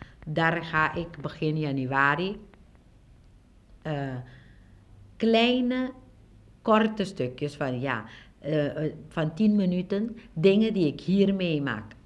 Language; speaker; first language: Dutch; non-native, local second language; Papiamento